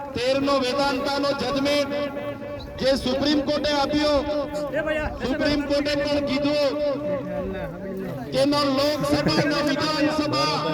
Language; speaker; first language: Gujarati; non-native, local second language; Vasavi